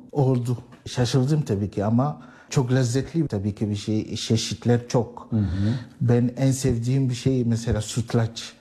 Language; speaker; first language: Turkish; non-native, learner; Arabic